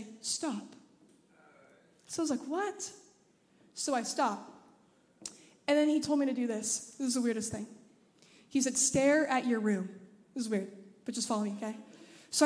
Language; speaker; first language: English; native; English